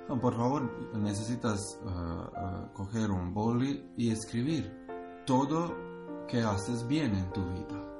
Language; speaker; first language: Spanish; non-native, learner; Croatian